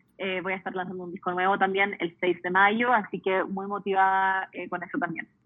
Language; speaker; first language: Spanish; early bilingual, heritage; Spanish